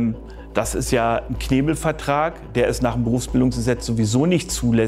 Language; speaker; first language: German; native; German